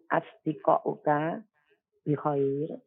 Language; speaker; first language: Arabic; non-native, learner; Indonesian